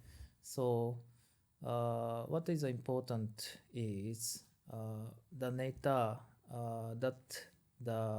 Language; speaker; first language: English; non-native, learner; Japanese